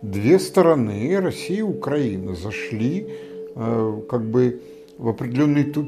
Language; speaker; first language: Polish; non-native, learner; Russian